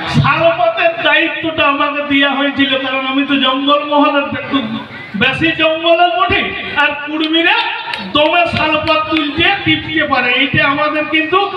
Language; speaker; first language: Bangla; native; Bangla